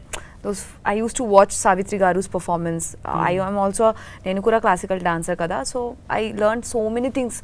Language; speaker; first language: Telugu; non-native, learner; Bangla